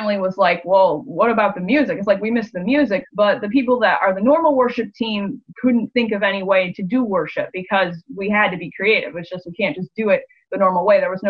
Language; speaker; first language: English; native; English